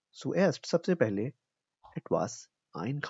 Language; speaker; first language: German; non-native, fluent; Urdu